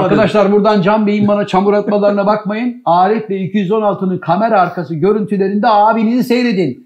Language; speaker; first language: Turkish; native; Turkish